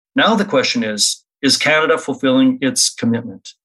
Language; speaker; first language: English; native; English